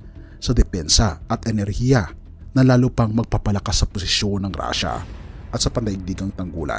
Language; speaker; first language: Filipino; native; Filipino